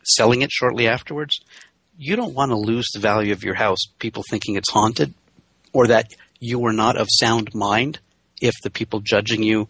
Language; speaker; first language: English; native; English